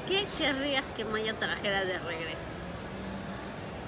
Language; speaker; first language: Spanish; native; Spanish